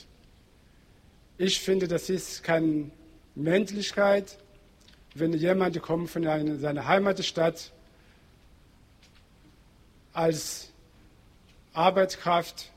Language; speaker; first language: German; non-native, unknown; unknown